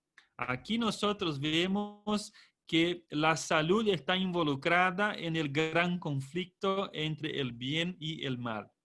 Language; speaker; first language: Spanish; non-native, fluent; Portuguese